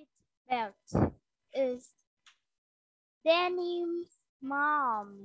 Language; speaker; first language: English; non-native, learner; Vietnamese